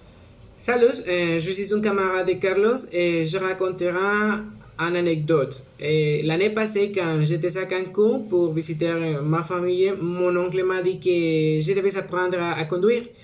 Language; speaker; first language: French; non-native, learner; Spanish